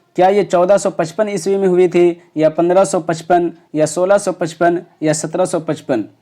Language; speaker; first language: Urdu; native; Urdu